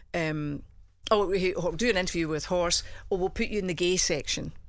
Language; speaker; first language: English; native; English